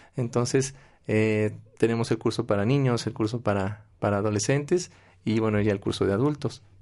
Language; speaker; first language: Spanish; native; Spanish